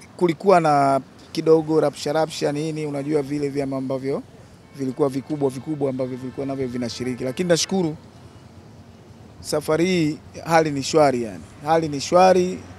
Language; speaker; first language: Swahili; native; Swahili